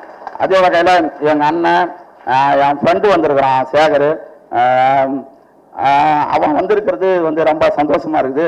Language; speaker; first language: Tamil; native; Tamil